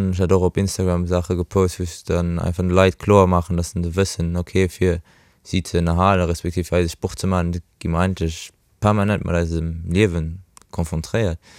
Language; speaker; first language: Luxembourgish; early bilingual, other home language; Portuguese